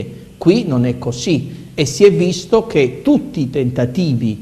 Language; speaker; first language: Italian; native; Italian